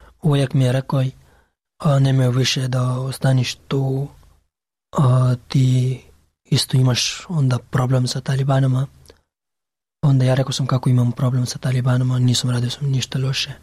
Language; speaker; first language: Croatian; non-native, learner; Pashto